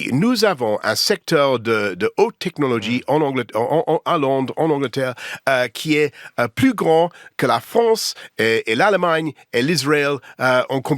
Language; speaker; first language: French; non-native, learner; English